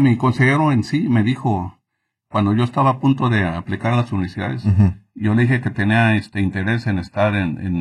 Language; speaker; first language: Spanish; native; Spanish